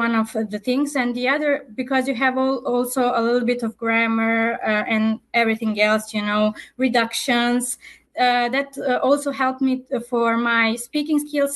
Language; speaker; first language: English; non-native, fluent; Serbian